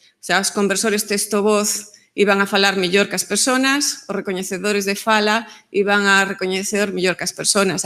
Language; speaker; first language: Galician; non-native, local second language; Spanish